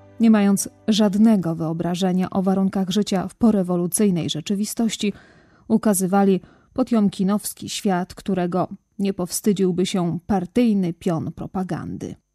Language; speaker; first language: Polish; native; Polish